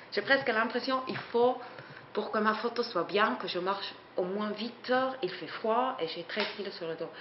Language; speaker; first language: French; non-native, fluent; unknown